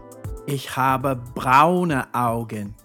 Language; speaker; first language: German; non-native, fluent; English